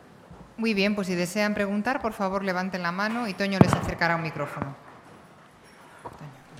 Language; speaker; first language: Spanish; native; Spanish